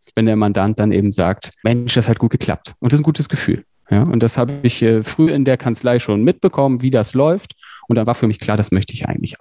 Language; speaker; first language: German; native; German